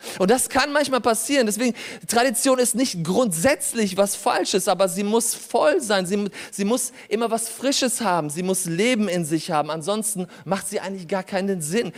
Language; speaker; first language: German; early bilingual, other home language; Polish